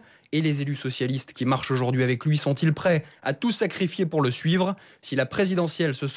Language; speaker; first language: French; native; French